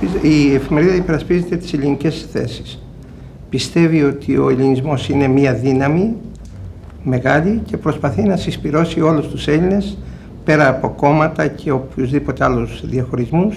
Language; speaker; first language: Greek; native; Greek